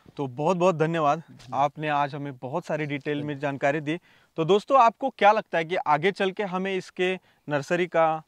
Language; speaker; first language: Hindi; native; Hindi